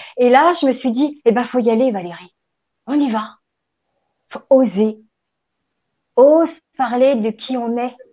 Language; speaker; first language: French; native; French